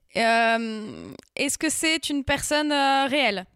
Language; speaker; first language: French; native; French